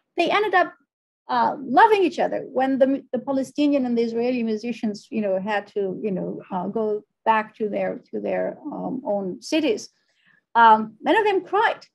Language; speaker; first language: English; non-native, fluent; Arabic